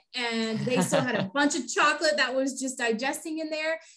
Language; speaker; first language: English; native; English